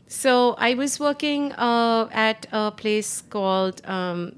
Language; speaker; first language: English; non-native, local second language; Hindi